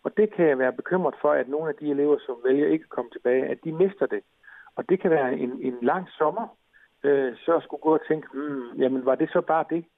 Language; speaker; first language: Danish; native; Danish